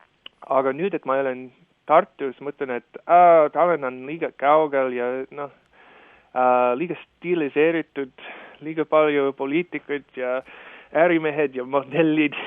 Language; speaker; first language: Estonian; non-native, fluent; English